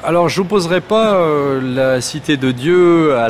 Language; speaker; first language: French; native; French